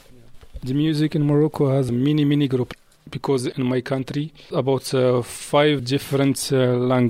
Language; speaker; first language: English; non-native, learner; Arabic